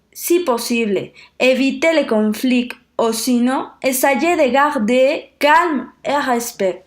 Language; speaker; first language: French; non-native, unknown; Spanish